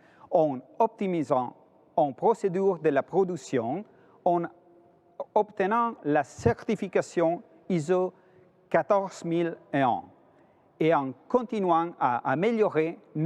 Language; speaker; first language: French; non-native, fluent; Italian